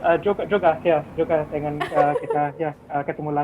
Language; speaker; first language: Indonesian; non-native, fluent; English